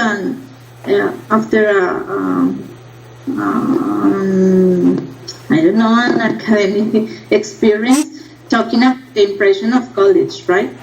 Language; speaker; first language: English; non-native, learner; Spanish